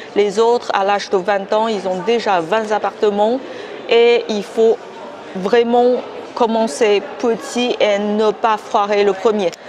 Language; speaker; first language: French; non-native, fluent; Chinese